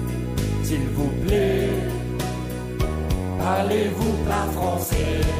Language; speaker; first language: French; non-native, local second language; Luxembourgish